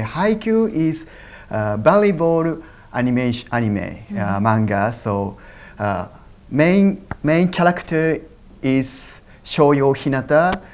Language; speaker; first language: English; non-native, learner; Japanese